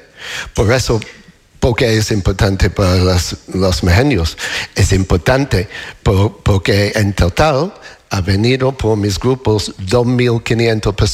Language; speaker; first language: Spanish; non-native, fluent; English